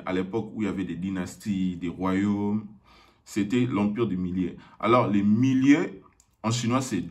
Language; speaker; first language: French; non-native, local second language; Lingala